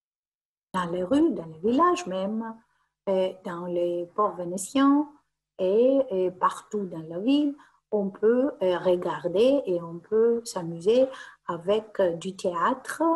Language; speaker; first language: French; non-native, fluent; Greek